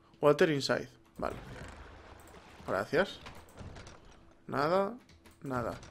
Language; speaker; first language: Spanish; native; Spanish